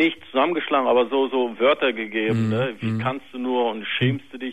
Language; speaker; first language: German; early bilingual, other home language; Turkish